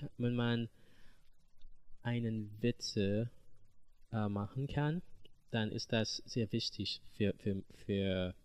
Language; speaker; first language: German; non-native, learner; English